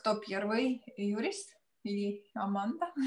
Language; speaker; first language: Russian; non-native, local second language; Latvian